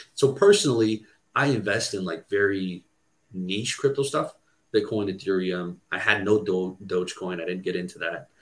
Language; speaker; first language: English; non-native, fluent; Portuguese